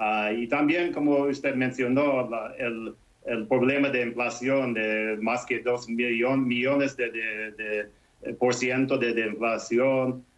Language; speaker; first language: Spanish; non-native, fluent; English